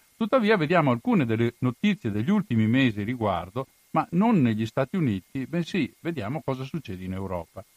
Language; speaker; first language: Italian; native; Italian